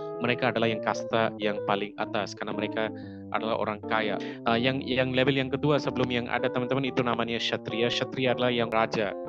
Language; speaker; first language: Indonesian; non-native, fluent; Hindi